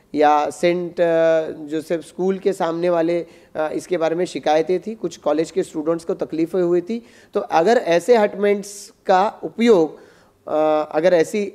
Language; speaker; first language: Hindi; non-native, local second language; Marathi